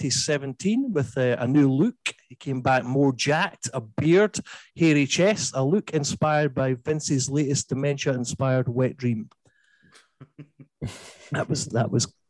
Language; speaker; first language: English; native; English